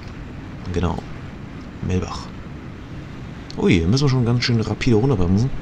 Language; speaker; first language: German; native; German